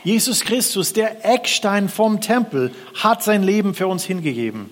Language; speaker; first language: German; non-native, fluent; English